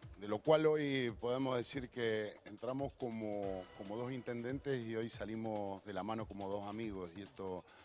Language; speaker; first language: Spanish; native; Spanish